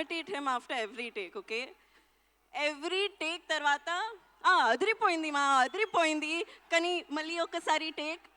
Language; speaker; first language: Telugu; non-native, local second language; Hindi